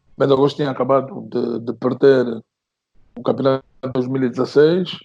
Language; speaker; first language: Portuguese; native; Portuguese